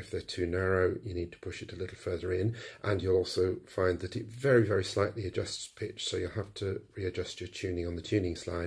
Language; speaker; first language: English; native; English